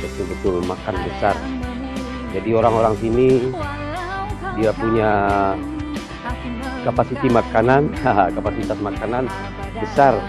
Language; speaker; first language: Indonesian; non-native, local second language; Minangkabau